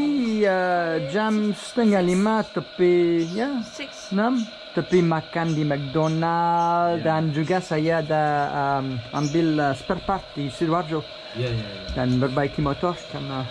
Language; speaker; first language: Indonesian; non-native, learner; English